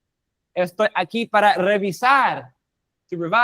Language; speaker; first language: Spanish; non-native, fluent; English